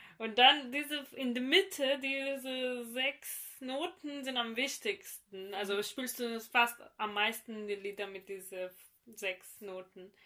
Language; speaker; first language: German; non-native, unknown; Persian